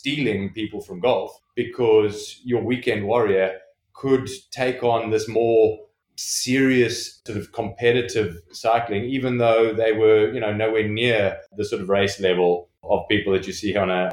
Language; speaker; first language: English; native; English